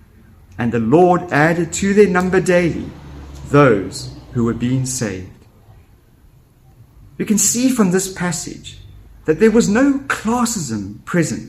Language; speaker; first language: English; native; English